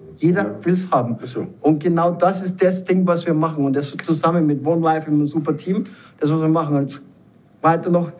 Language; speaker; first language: German; native; German